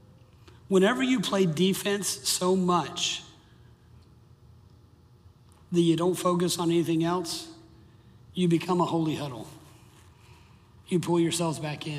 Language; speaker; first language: English; native; English